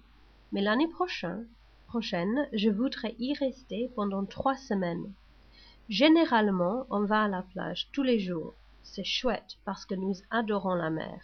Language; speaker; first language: French; non-native, learner; English